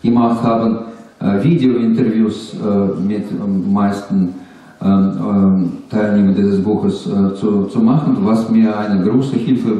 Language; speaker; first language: German; non-native, learner; Russian